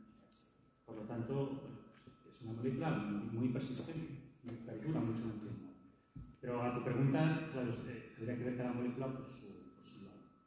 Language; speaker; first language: Spanish; native; Spanish